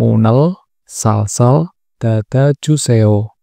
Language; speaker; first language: Korean; non-native, learner; Indonesian